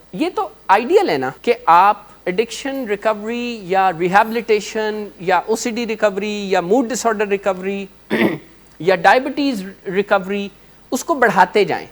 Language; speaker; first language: Urdu; non-native, local second language; Punjabi